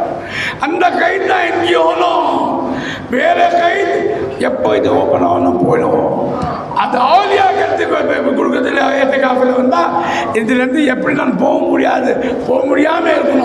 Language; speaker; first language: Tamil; non-native, learner; Urdu